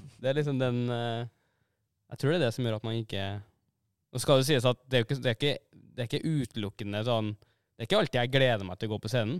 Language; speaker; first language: Norwegian; native; Norwegian